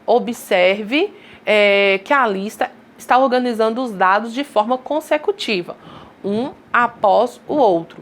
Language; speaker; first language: Portuguese; native; Portuguese